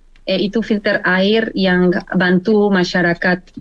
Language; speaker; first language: Indonesian; non-native, learner; Spanish